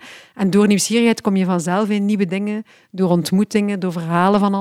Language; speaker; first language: Dutch; native; Dutch